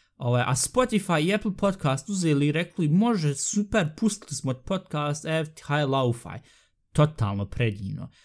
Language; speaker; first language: Bosnian; early bilingual, heritage; Bosnian